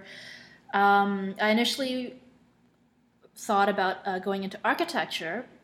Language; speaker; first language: English; non-native, local second language; Cantonese